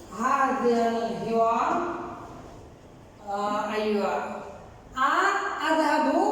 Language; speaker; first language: Arabic; non-native, fluent; Bangla